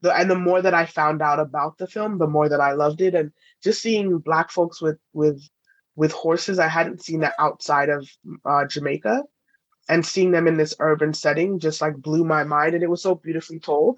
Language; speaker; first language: English; native; English